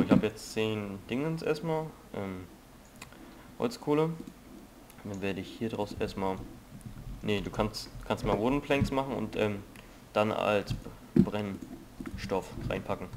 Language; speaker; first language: German; native; German